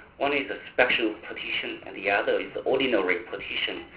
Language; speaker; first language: English; non-native, fluent; Vietnamese